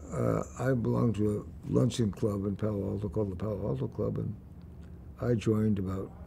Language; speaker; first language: English; native; English